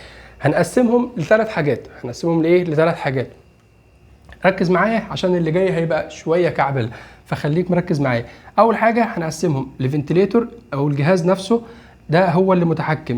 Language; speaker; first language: Arabic; native; Arabic